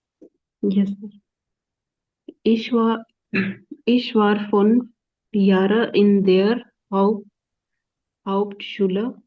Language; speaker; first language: German; non-native, learner; Hindi